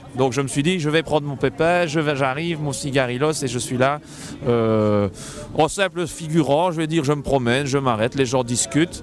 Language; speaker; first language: French; native; French